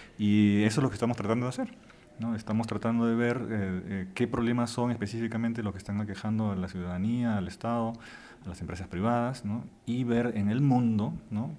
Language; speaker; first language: Spanish; non-native, fluent; German